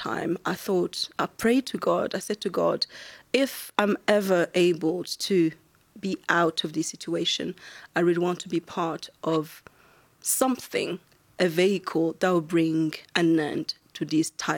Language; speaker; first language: English; non-native, local second language; Kinyarwanda